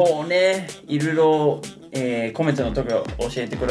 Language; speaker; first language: Japanese; non-native, fluent; English